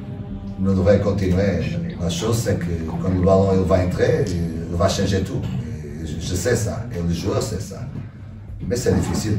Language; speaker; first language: French; non-native, learner; Portuguese